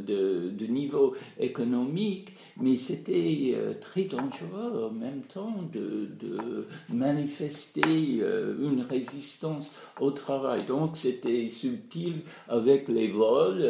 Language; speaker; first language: French; non-native, fluent; English